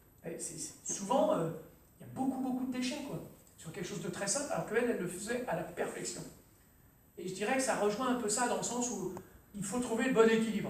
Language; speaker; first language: French; native; French